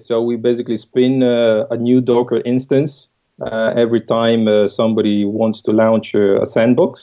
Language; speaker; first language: English; non-native, fluent; Italian